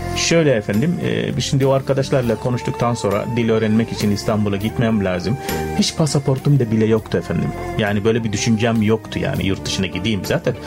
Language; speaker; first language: Turkish; non-native, fluent; Arabic